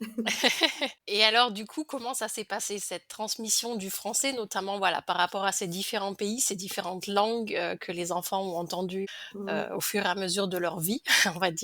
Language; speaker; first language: French; native; French